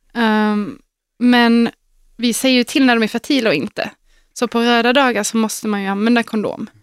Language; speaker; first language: Swedish; native; Swedish